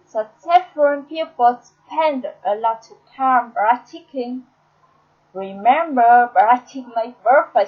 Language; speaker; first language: English; non-native, learner; Vietnamese